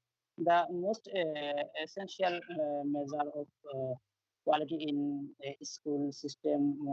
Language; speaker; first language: English; non-native, learner; Bangla